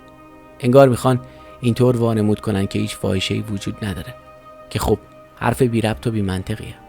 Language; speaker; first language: Persian; native; Persian